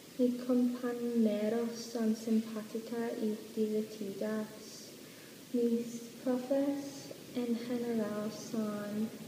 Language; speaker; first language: Spanish; non-native, learner; English